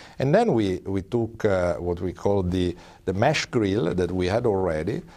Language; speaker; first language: English; non-native, fluent; Italian